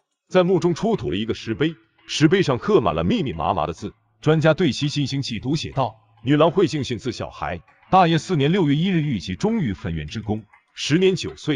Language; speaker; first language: Chinese; native; Chinese